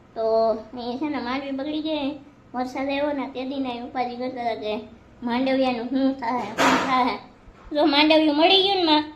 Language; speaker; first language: Gujarati; native; Gujarati